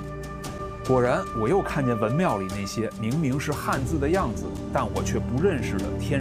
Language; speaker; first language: Chinese; native; Chinese